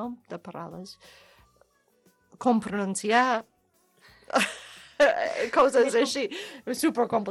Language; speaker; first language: Catalan; non-native, learner; English